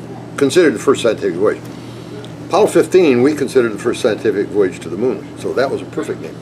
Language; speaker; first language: English; native; English